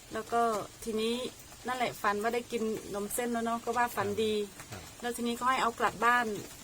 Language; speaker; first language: Thai; native; Thai